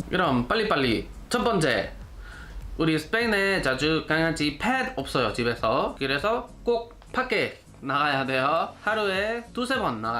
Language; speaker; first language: Korean; non-native, learner; Spanish